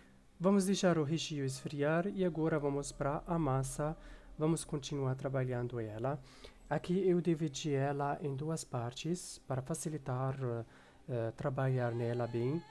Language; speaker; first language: Portuguese; non-native, fluent; Arabic